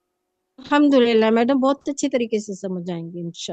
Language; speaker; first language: Hindi; non-native, local second language; Pashto